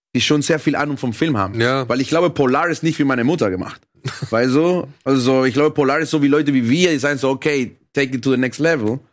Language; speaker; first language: German; non-native, fluent; Spanish